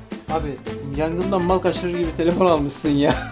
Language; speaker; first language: Turkish; native; Turkish